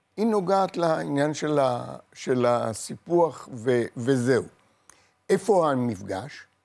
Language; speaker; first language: Hebrew; native; Hebrew